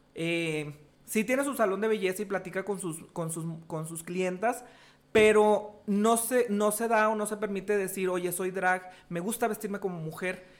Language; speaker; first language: Spanish; native; Spanish